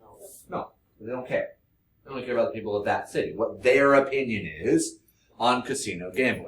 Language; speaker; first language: English; native; English